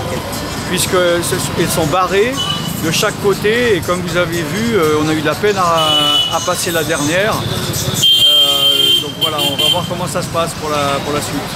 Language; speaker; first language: French; native; French